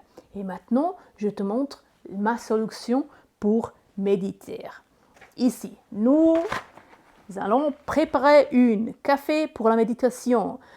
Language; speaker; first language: French; non-native, learner; Italian